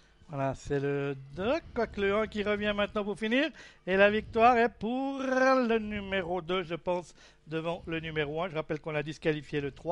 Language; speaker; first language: French; native; French